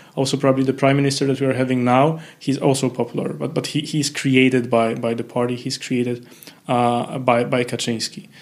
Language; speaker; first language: English; non-native, fluent; Polish